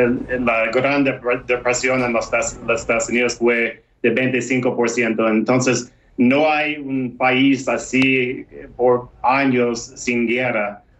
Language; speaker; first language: Spanish; non-native, fluent; English